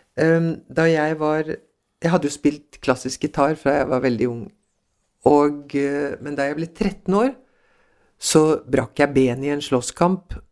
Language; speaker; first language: Norwegian; early bilingual, other home language; Swedish